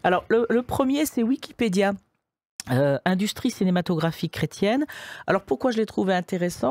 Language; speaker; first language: French; native; French